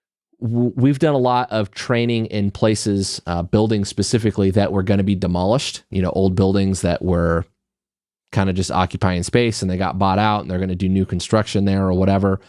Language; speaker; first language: English; native; English